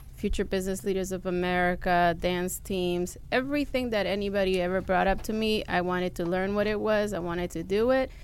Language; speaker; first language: English; early bilingual, other home language; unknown